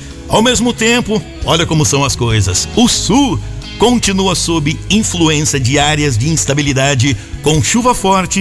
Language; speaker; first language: Portuguese; native; Portuguese